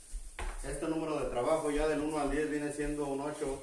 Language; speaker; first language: Spanish; native; Spanish